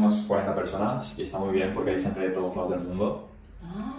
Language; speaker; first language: Spanish; native; Spanish